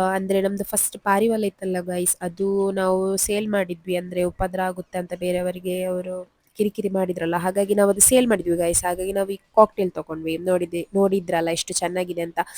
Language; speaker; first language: Kannada; non-native, local second language; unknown